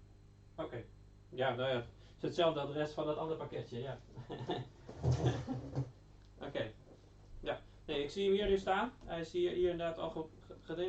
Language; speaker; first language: Dutch; native; Dutch